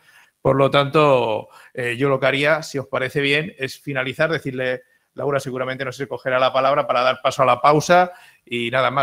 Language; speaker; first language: Spanish; native; Spanish